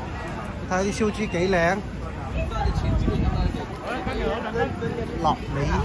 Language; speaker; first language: Chinese; native; Chinese